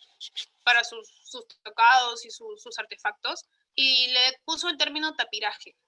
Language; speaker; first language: Spanish; native; Spanish